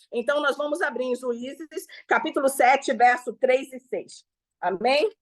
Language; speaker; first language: Portuguese; native; Portuguese